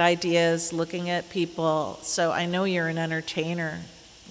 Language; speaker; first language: English; native; English